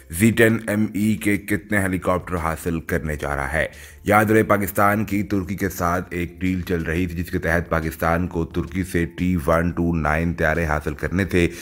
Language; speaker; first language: Urdu; native; Urdu